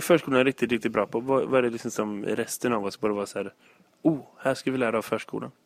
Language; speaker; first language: Swedish; native; Swedish